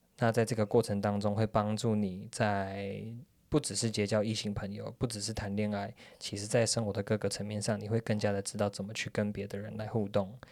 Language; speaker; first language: Chinese; early bilingual, heritage; Chinese